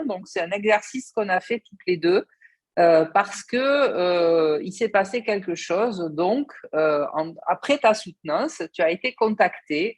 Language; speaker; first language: French; native; French